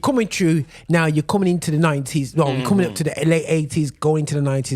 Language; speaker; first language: English; native; English